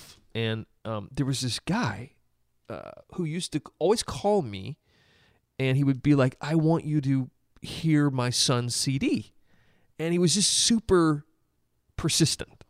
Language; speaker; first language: English; native; English